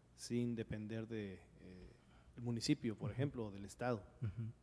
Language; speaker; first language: Spanish; non-native, fluent; Japanese